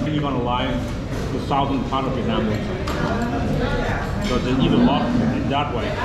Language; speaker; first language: English; non-native, fluent; Vietnamese